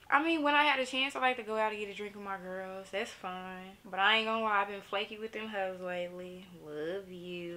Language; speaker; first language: English; native; English